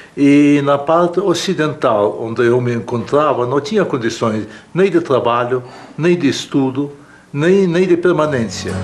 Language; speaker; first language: Portuguese; non-native, fluent; German